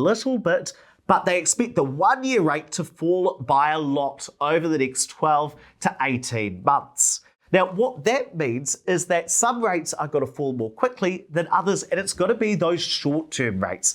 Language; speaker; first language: English; native; English